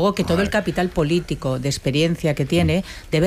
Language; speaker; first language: Spanish; native; Spanish